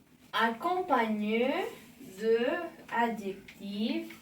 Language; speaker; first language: French; non-native, learner; Spanish